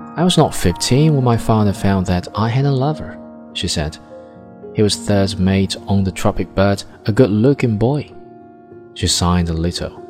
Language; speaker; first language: English; non-native, fluent; Chinese